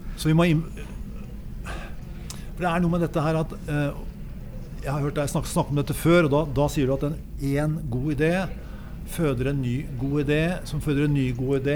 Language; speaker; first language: Norwegian; native; Norwegian